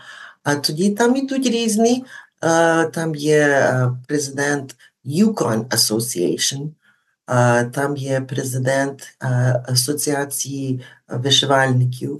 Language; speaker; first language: Ukrainian; early bilingual, heritage; Ukrainian